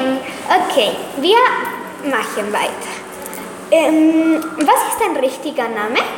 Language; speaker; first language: German; non-native, learner; Spanish